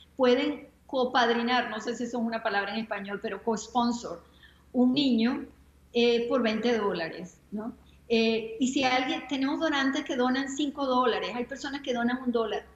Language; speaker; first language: Spanish; native; Spanish